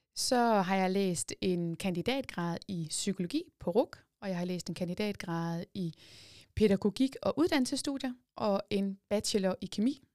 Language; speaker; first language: Danish; native; Danish